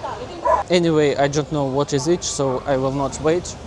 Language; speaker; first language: English; non-native, learner; Russian